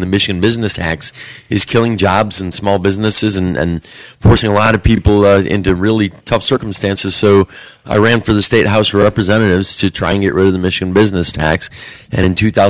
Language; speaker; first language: English; native; English